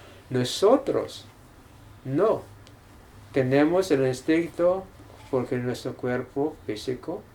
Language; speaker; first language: Spanish; non-native, learner; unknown